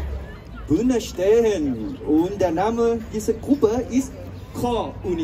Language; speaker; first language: German; non-native, learner; Thai